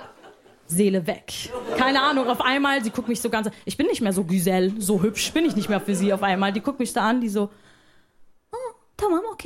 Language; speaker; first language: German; early bilingual, other home language; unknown